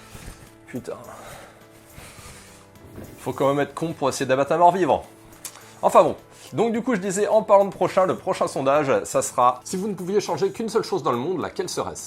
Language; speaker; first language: French; native; French